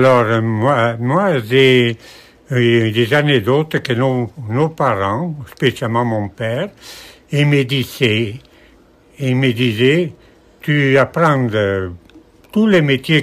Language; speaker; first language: French; non-native, fluent; Italian